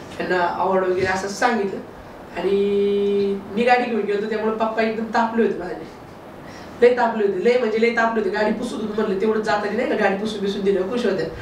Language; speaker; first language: Marathi; native; Marathi